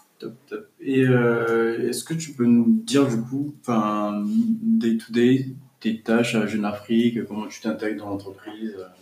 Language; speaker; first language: French; native; French